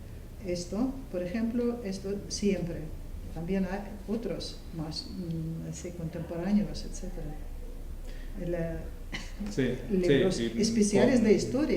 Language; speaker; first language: Spanish; non-native, fluent; Russian